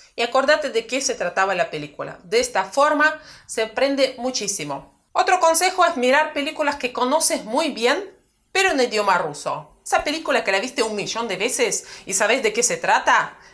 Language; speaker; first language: Spanish; non-native, fluent; Russian